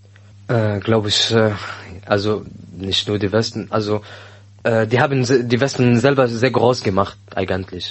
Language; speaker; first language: German; non-native, learner; Arabic